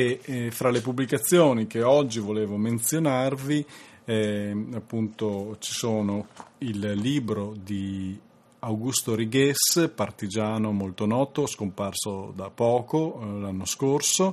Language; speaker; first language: Italian; native; Italian